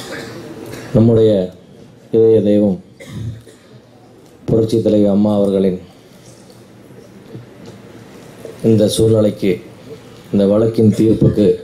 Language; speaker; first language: Tamil; native; Tamil